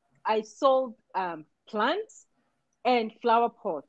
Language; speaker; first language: English; non-native, local second language; Akan